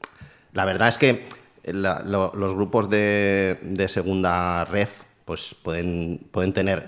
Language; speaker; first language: Spanish; native; Spanish